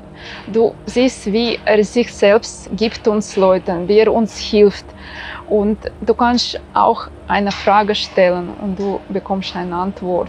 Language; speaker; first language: German; non-native, fluent; Russian